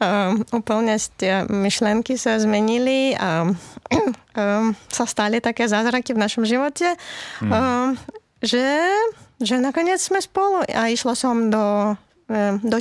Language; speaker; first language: Slovak; non-native, fluent; Latvian